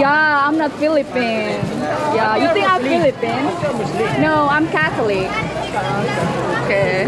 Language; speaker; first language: English; non-native, learner; Indonesian